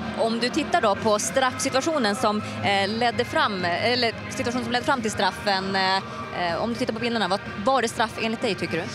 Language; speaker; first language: Swedish; native; Swedish